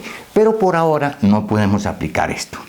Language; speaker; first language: Spanish; native; Spanish